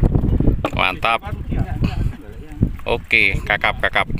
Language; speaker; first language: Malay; non-native, local second language; Javanese